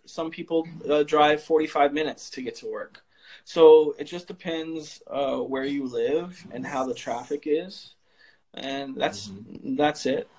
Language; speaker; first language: English; native; English